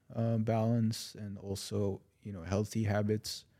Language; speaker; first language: English; non-native, fluent; Arabic